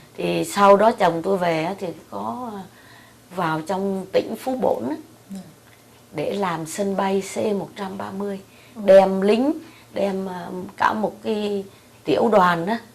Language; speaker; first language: Vietnamese; native; Vietnamese